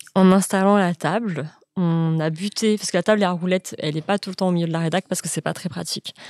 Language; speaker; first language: French; native; French